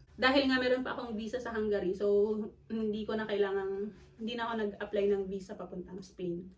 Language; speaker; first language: Filipino; non-native, local second language; Cebuano